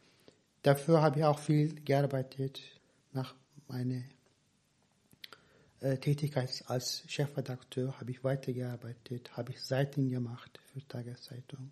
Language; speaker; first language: German; non-native, fluent; Turkish